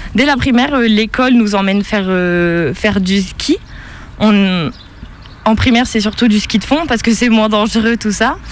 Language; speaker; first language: French; native; French